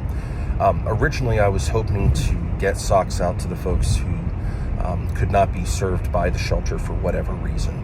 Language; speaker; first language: English; native; English